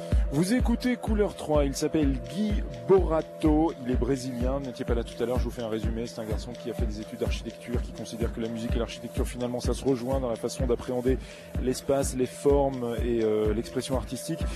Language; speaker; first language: French; native; French